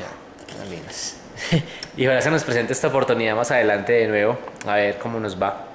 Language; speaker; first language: Spanish; native; Spanish